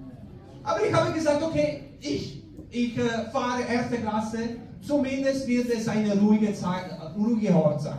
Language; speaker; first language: German; non-native, fluent; Spanish